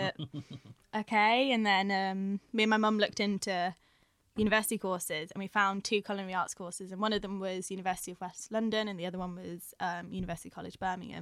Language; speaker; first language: English; native; English